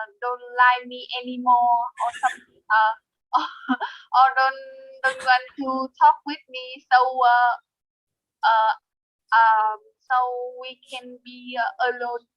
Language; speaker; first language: English; non-native, learner; Vietnamese